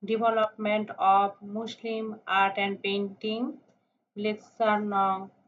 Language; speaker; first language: English; non-native, local second language; Bangla